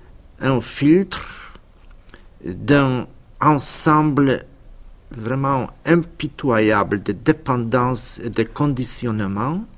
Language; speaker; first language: French; non-native, fluent; Polish